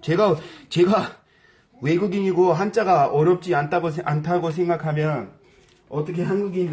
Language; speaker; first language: Korean; non-native, fluent; English